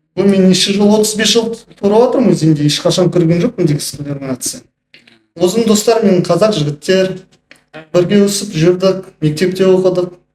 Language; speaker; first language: Kazakh; non-native, local second language; Russian